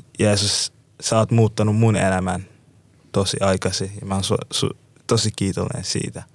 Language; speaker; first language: Finnish; non-native, fluent; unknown